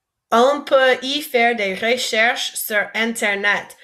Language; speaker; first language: French; non-native, fluent; English